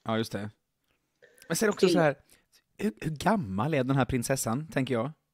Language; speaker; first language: Swedish; native; Swedish